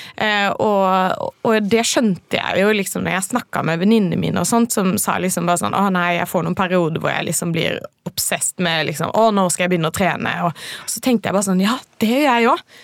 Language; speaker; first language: Norwegian; native; Norwegian